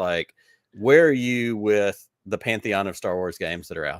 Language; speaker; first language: English; native; English